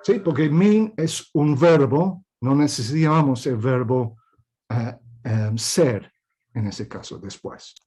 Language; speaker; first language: Spanish; non-native, fluent; English